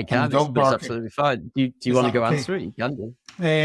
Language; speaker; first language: English; native; English